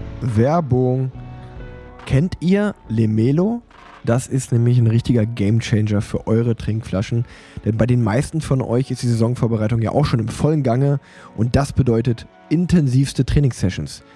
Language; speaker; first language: German; native; German